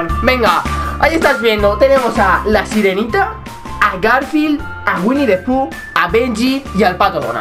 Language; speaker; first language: Spanish; native; Spanish